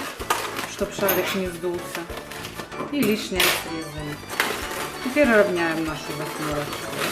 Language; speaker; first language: Russian; native; Russian